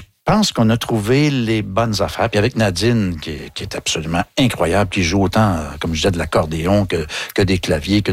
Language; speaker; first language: French; native; French